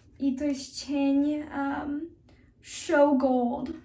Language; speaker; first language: Polish; early bilingual, heritage; Polish